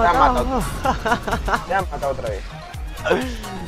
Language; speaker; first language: Spanish; native; Spanish